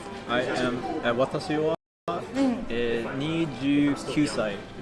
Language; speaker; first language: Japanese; non-native, learner; English